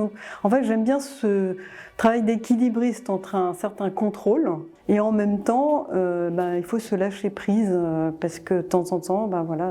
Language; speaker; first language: French; native; French